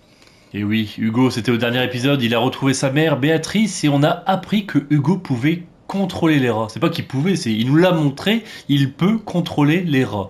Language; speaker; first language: French; native; French